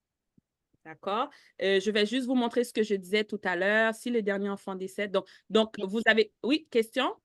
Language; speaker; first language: French; native; French